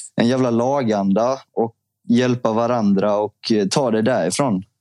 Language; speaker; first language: Swedish; non-native, fluent; Icelandic